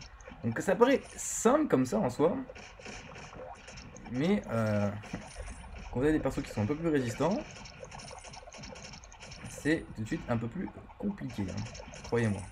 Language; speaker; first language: French; native; French